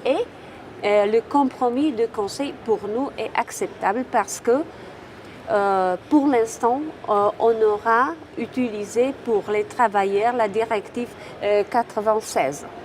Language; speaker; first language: French; non-native, fluent; Czech